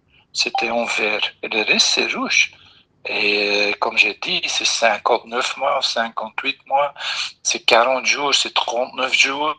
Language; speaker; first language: French; non-native, local second language; Dutch